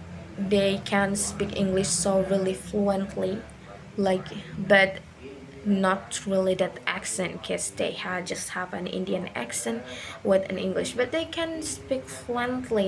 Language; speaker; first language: English; non-native, learner; Indonesian